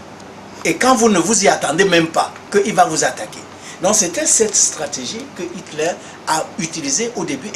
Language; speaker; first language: French; non-native, local second language; Duala